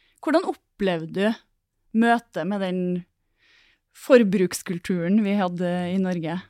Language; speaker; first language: Norwegian; native; Norwegian